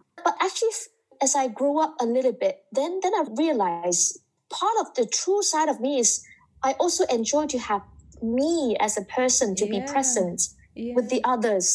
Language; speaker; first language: English; non-native, local second language; Cantonese